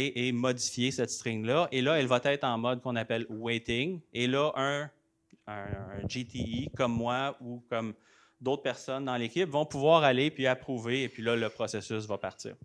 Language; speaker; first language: French; native; French